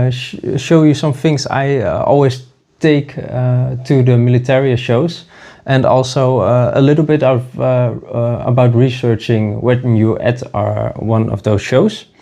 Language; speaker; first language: English; non-native, fluent; Dutch